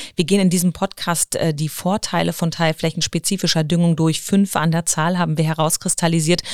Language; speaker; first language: German; native; German